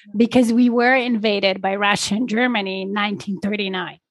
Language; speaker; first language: English; non-native, fluent; Polish